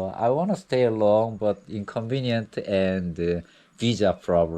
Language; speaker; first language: English; non-native, learner; Korean